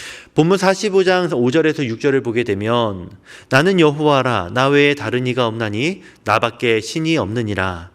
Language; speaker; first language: Korean; native; Korean